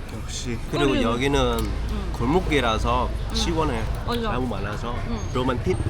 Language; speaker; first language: Korean; non-native, fluent; Vietnamese